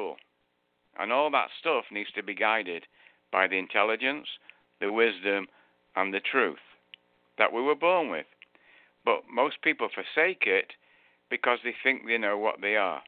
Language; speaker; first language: English; native; English